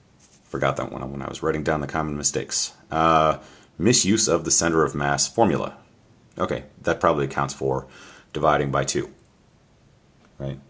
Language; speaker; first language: English; native; English